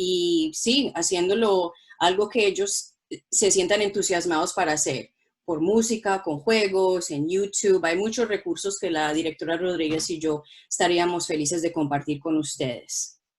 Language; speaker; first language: Spanish; non-native, local second language; English